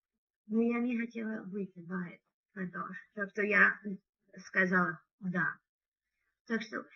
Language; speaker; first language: Russian; non-native, learner; English